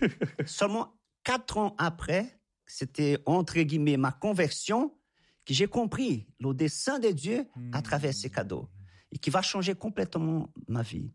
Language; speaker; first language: French; non-native, fluent; Portuguese